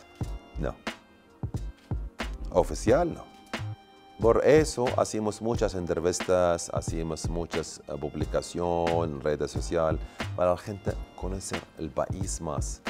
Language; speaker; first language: Spanish; non-native, learner; Arabic